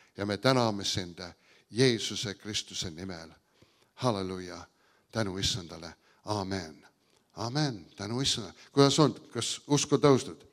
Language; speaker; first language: Estonian; early bilingual, heritage; Estonian